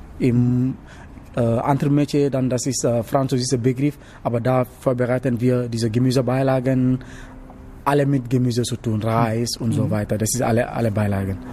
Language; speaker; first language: German; non-native, learner; Wolof